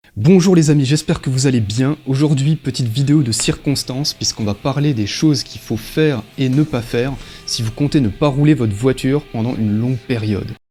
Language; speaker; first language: French; native; French